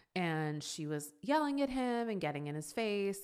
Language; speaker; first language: English; native; English